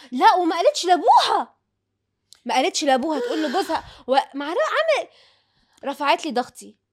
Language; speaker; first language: Egyptian Arabic; native; Egyptian Arabic